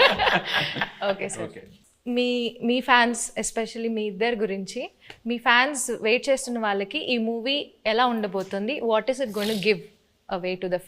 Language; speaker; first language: Telugu; native; Telugu